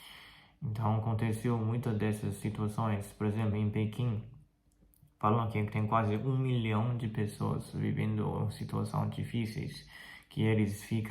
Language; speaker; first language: Portuguese; non-native, fluent; Chinese